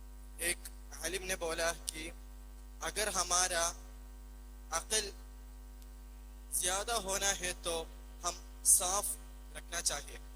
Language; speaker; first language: Hindi; non-native, local second language; Malayalam